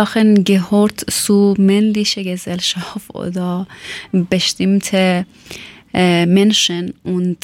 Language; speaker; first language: German; non-native, learner; Persian